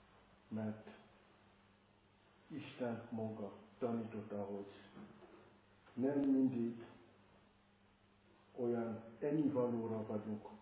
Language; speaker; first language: Hungarian; non-native, fluent; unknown